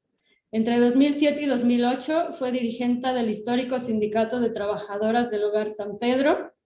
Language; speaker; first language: Spanish; native; Spanish